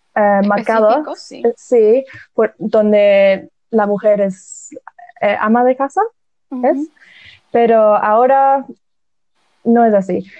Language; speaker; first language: Spanish; non-native, fluent; English